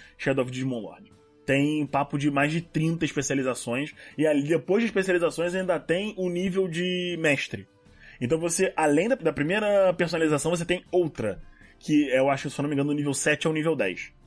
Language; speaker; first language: Portuguese; native; Portuguese